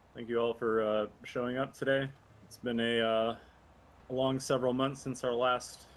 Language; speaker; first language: English; native; English